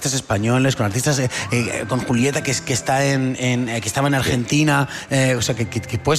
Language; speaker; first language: Spanish; native; Spanish